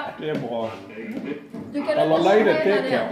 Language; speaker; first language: Swedish; non-native, learner; Thai